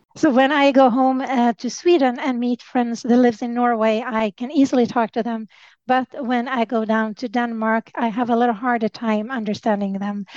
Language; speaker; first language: English; non-native, fluent; Swedish